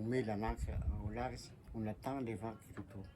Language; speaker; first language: French; non-native, local second language; Malagasy